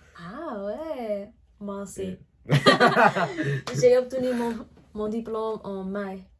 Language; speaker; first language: French; non-native, learner; English